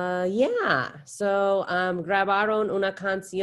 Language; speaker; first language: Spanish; non-native, fluent; English